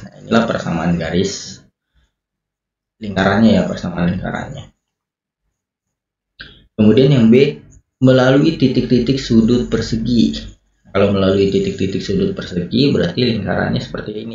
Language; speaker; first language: Indonesian; native; Indonesian